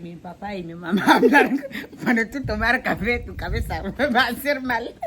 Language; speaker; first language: Spanish; non-native, learner; Filipino